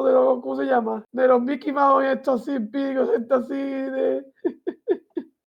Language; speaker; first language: Spanish; native; Spanish